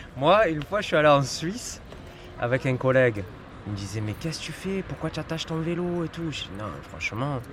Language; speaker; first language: French; native; French